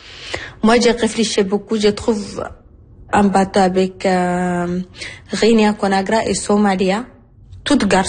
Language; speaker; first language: French; non-native, learner; Arabic